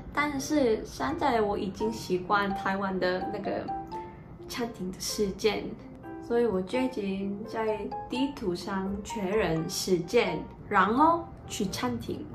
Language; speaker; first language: Chinese; non-native, learner; Korean